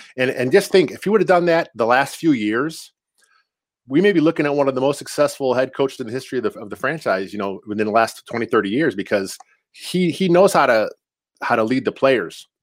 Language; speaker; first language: English; native; English